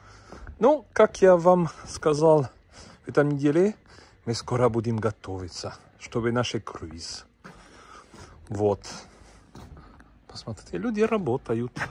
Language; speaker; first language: Russian; non-native, learner; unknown